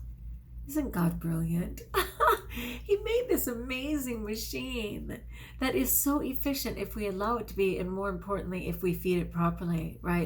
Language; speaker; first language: English; native; English